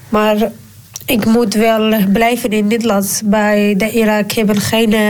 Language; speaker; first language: Dutch; non-native, learner; Kurdish